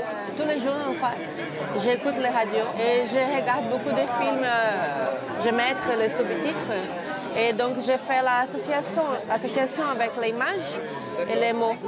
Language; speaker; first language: French; non-native, learner; Portuguese